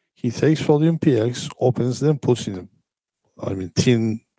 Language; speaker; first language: English; non-native, fluent; Georgian